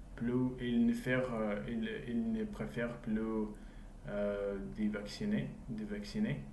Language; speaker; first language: French; non-native, learner; English